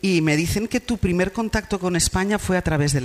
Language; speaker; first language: Spanish; native; Spanish